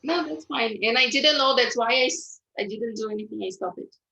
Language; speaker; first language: English; non-native, fluent; Portuguese